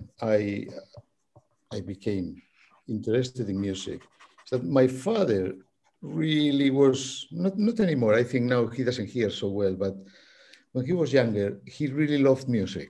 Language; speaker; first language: English; non-native, fluent; Spanish